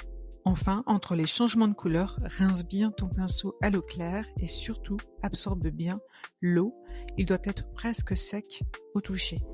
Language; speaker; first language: French; native; French